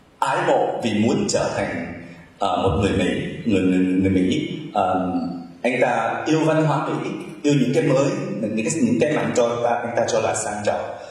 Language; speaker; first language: Vietnamese; native; Vietnamese